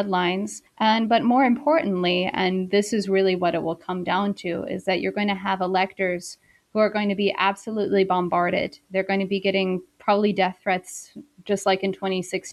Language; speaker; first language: English; native; English